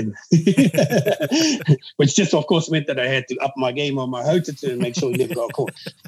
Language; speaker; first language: English; native; English